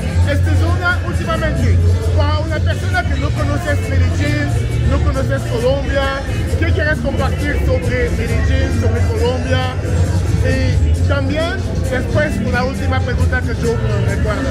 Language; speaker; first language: Spanish; non-native, learner; English